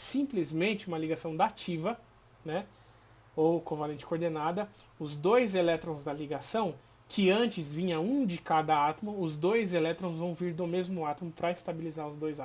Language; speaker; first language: Portuguese; native; Portuguese